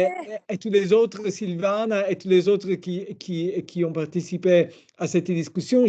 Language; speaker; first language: French; non-native, fluent; Italian